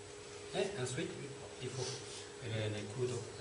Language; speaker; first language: French; non-native, fluent; Turkish